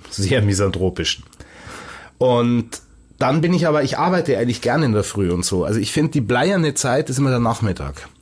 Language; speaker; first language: German; native; German